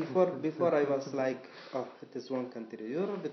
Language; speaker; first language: English; non-native, learner; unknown